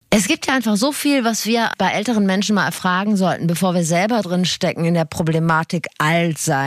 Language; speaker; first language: German; native; German